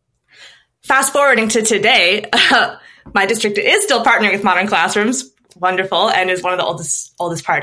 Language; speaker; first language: English; native; English